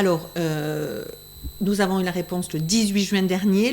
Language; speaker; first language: French; native; French